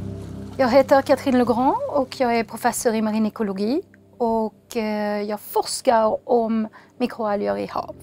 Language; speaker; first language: Swedish; non-native, fluent; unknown